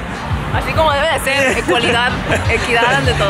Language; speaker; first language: Spanish; native; Spanish